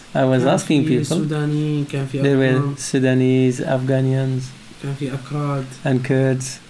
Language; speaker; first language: English; non-native, learner; Arabic